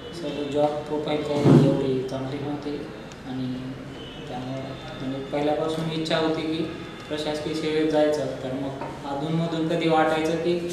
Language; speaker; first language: Marathi; non-native, local second language; Lambadi